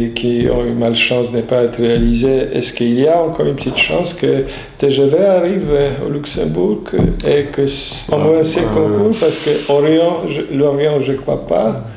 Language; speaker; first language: French; non-native, fluent; Polish